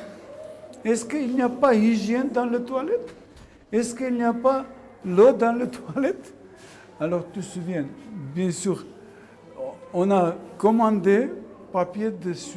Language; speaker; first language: French; non-native, learner; Armenian